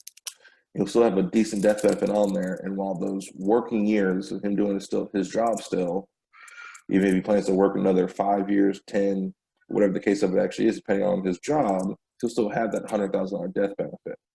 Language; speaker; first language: English; native; English